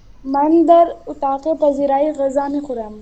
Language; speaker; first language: Persian; non-native, learner; Urdu